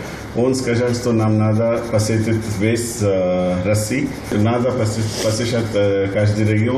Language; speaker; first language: Russian; non-native, learner; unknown